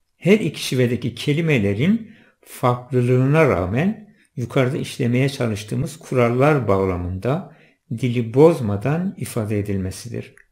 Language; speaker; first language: Turkish; non-native, local second language; Zaza